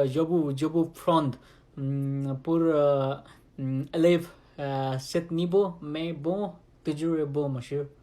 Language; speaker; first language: French; non-native, learner; Nepali